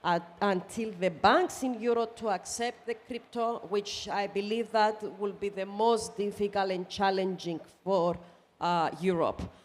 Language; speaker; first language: English; non-native, fluent; Greek